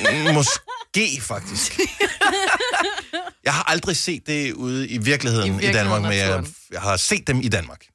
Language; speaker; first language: Danish; native; Danish